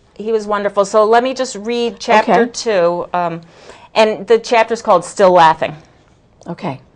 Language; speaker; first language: English; native; English